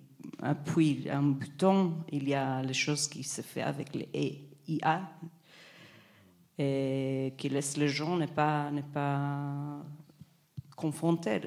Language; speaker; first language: French; non-native, fluent; Hebrew